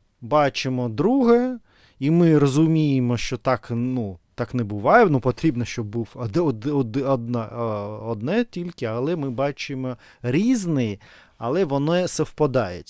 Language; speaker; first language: Ukrainian; non-native, fluent; Russian